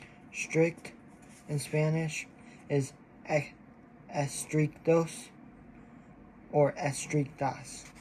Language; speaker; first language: Spanish; non-native, learner; English